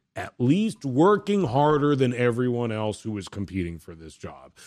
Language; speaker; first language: English; native; English